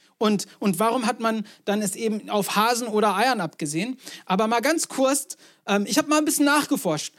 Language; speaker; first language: German; non-native, fluent; English